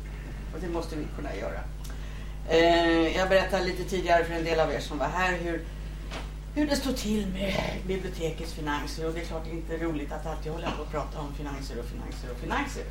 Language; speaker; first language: Swedish; native; Swedish